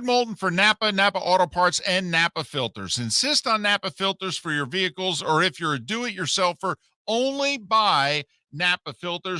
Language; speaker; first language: English; native; English